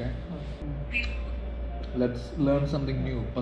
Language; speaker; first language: English; non-native, local second language; Malayalam